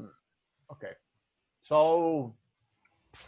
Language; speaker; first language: English; non-native, learner; Spanish